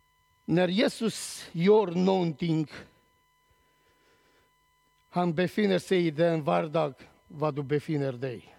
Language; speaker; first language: Swedish; non-native, learner; Romanian